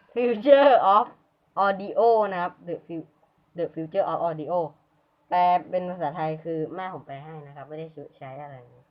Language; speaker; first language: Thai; native; Thai